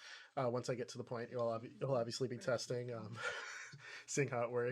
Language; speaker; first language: English; native; English